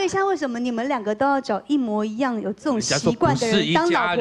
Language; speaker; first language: Chinese; native; Chinese